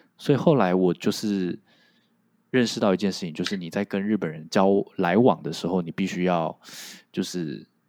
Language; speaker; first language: Chinese; non-native, local second language; Min Nan Chinese